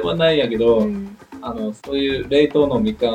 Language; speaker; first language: Japanese; non-native, learner; English